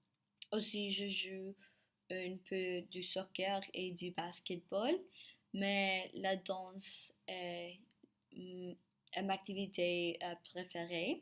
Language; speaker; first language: French; non-native, learner; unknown